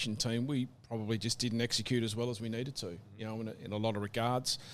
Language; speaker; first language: English; native; English